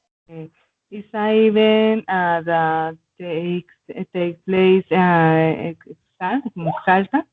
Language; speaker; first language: English; non-native, learner; Spanish